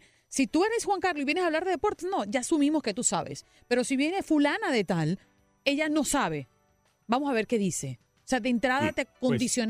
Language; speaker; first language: Spanish; native; Spanish